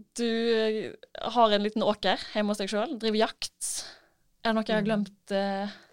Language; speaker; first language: Norwegian; native; Norwegian